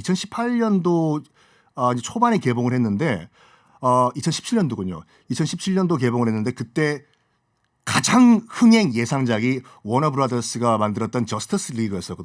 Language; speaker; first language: Korean; native; Korean